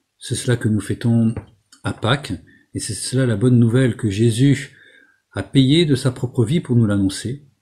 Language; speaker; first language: French; native; French